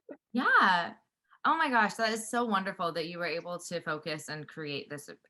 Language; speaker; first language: English; native; English